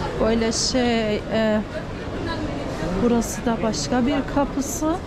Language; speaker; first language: Turkish; non-native, learner; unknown